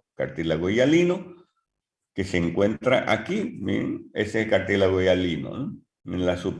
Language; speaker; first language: Spanish; native; Spanish